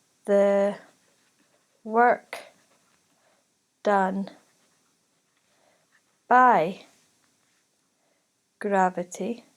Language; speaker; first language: English; native; English